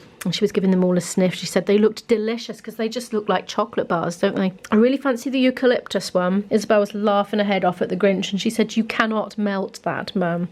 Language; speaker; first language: English; native; English